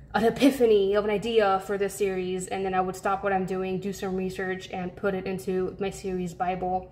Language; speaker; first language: English; native; English